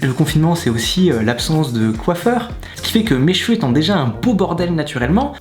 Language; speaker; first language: French; native; French